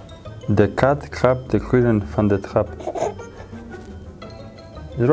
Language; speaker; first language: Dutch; non-native, learner; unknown